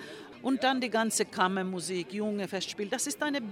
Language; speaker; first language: German; non-native, fluent; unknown